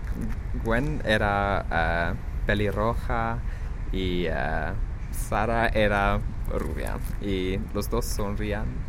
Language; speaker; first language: Spanish; non-native, fluent; English